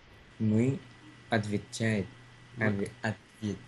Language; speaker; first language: Russian; non-native, learner; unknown